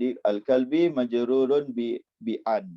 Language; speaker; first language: Arabic; non-native, fluent; Malay